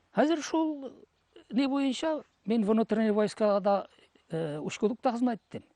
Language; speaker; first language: Tatar; native; Tatar